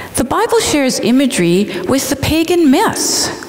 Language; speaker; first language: English; native; English